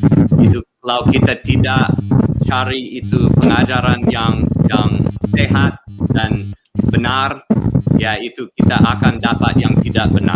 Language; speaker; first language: Indonesian; non-native, learner; English